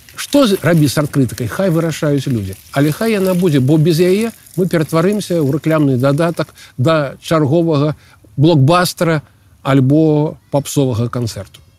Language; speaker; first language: Belarusian; non-native, local second language; Russian